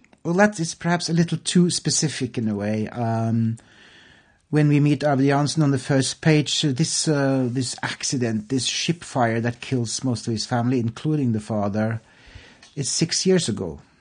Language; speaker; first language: English; non-native, fluent; Norwegian